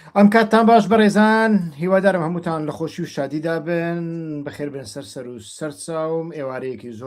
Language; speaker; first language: Central Kurdish; native; Central Kurdish